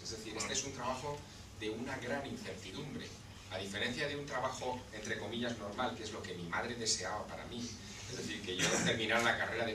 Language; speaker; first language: Spanish; native; Spanish